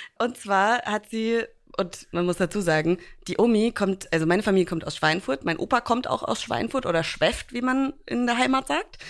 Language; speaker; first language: German; native; German